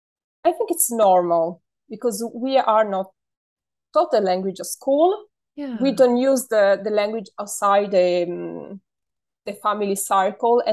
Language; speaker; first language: English; non-native, fluent; Italian